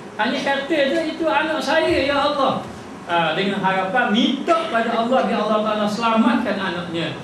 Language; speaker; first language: Malay; native; Malay